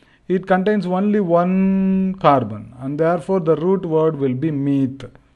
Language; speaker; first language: English; non-native, local second language; Tamil